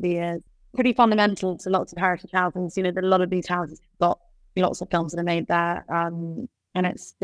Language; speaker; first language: English; native; English